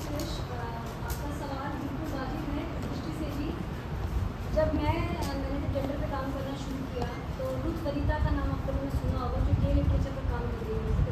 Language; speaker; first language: Hindi; native; Hindi